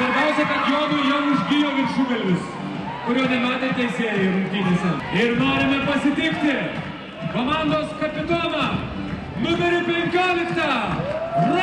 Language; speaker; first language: Lithuanian; native; Lithuanian